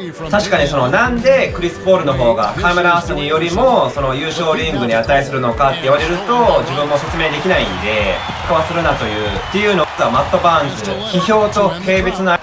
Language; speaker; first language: Japanese; native; Japanese